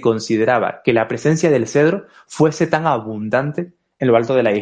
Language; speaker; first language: Spanish; native; Spanish